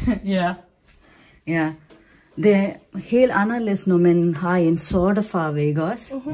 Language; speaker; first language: Danish; non-native, fluent; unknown